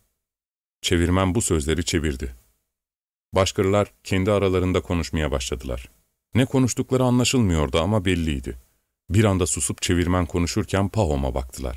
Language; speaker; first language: Turkish; native; Turkish